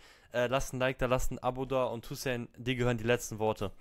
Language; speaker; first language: German; native; German